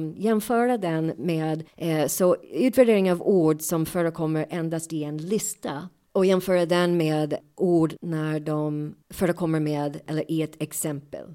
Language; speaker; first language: Swedish; non-native, fluent; English